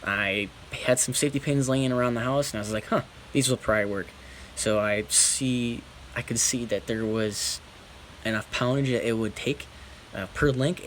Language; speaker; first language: English; native; English